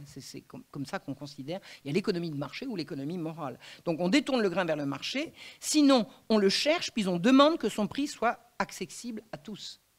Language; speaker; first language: French; native; French